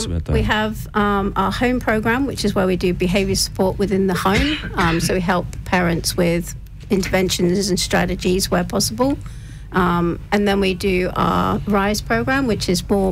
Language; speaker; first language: English; native; English